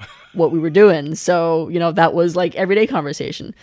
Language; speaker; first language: English; native; English